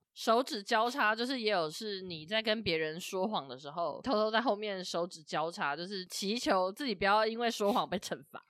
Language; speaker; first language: Chinese; non-native, fluent; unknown